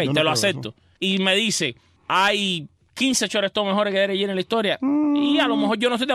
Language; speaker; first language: Spanish; native; Spanish